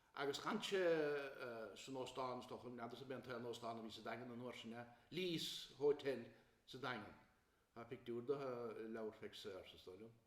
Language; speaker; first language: Irish; native; Irish